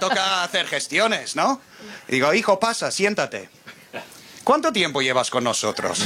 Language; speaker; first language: Spanish; non-native, fluent; English